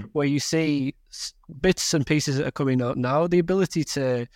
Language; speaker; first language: English; native; English